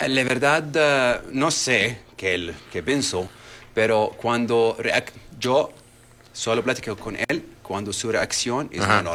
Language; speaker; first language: Spanish; non-native, learner; Arabic